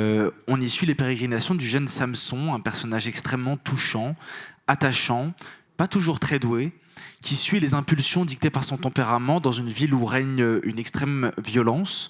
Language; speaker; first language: French; native; French